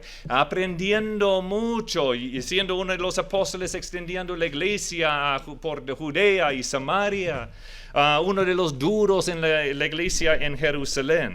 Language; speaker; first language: Spanish; non-native, fluent; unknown